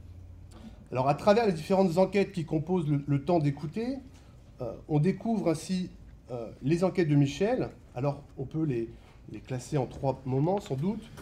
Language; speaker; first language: French; native; French